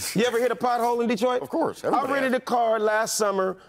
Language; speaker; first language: English; native; English